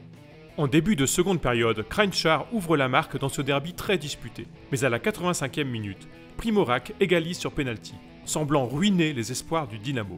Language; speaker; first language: French; native; French